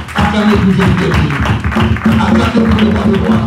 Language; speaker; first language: French; non-native, local second language; Lingala